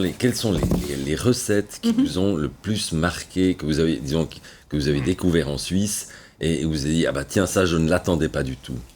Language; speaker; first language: French; native; French